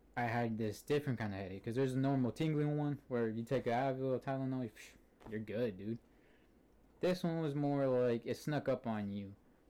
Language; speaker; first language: English; native; English